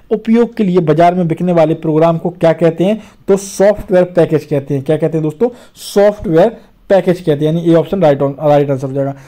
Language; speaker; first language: Hindi; native; Hindi